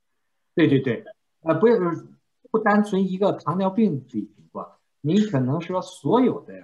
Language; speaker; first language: Chinese; native; Chinese